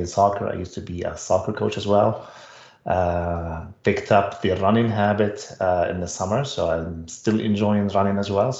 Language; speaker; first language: English; non-native, fluent; Arabic